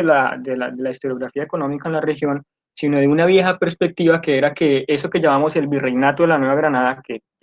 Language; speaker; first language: Spanish; native; Spanish